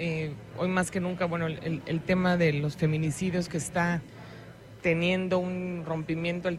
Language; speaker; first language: Spanish; native; Spanish